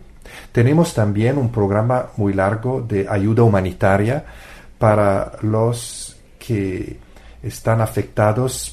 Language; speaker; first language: Spanish; non-native, fluent; Italian